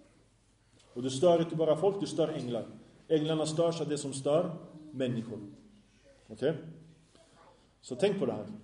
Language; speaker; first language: Swedish; early bilingual, other home language; Arabic